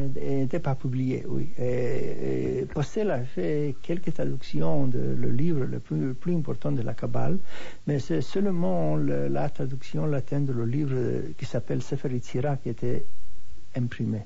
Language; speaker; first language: French; non-native, fluent; Hebrew